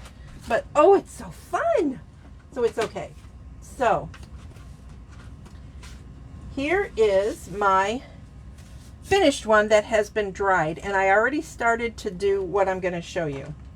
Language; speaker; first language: English; native; English